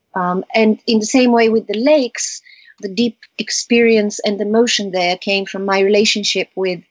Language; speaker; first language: English; early bilingual, other home language; Bulgarian